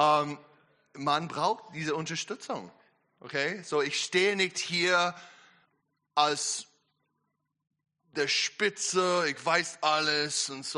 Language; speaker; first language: German; non-native, learner; English